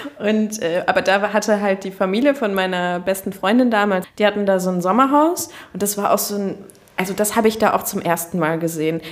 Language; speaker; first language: German; early bilingual, other home language; Turkish